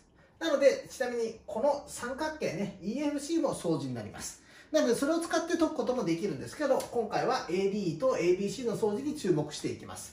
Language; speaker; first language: Japanese; native; Japanese